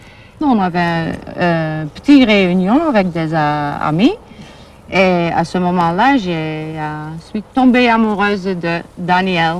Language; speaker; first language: French; non-native, fluent; German